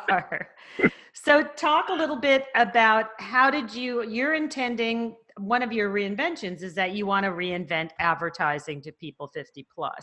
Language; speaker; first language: English; native; English